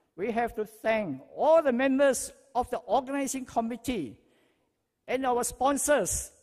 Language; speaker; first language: English; non-native, local second language; Chinese